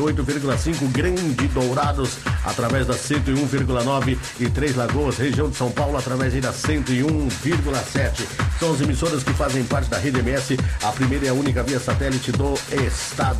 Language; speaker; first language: Portuguese; native; Portuguese